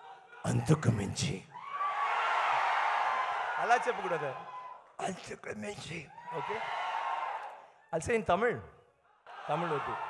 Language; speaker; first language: Telugu; non-native, learner; Tamil